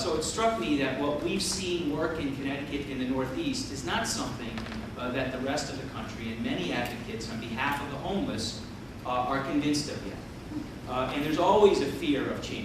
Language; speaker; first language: English; native; English